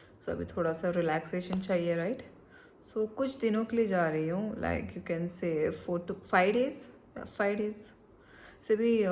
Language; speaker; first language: Hindi; non-native, local second language; Kannada